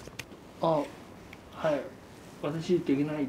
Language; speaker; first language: Japanese; non-native, learner; Chinese